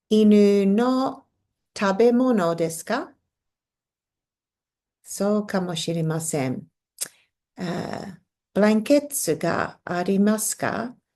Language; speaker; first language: Japanese; non-native, fluent; English